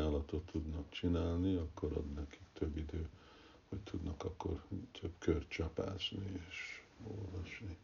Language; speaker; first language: Hungarian; early bilingual, heritage; Hungarian